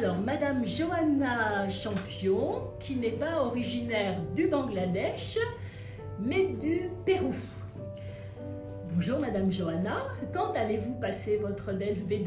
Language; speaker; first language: French; native; French